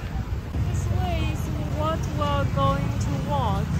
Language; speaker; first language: English; non-native, learner; Chinese